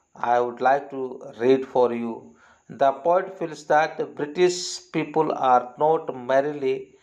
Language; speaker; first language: English; non-native, local second language; Odia